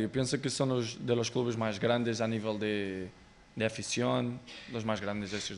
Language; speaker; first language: Spanish; non-native, fluent; Portuguese